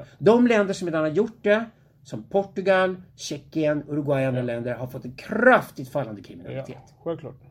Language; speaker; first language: Swedish; native; Swedish